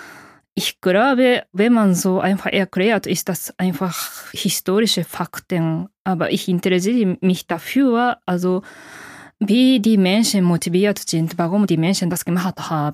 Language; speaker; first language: German; non-native, fluent; Japanese